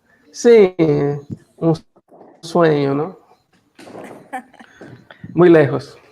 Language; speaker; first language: Spanish; non-native, learner; Portuguese